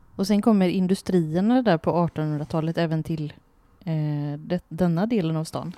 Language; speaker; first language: Swedish; native; Swedish